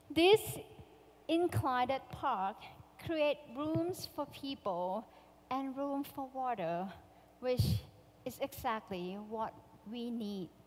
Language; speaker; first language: English; non-native, fluent; Thai